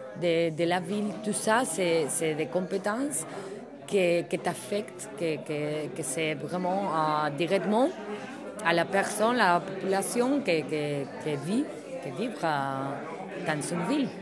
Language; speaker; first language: French; non-native, learner; Spanish